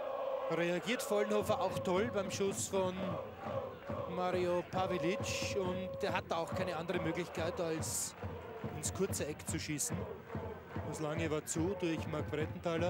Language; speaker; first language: German; native; German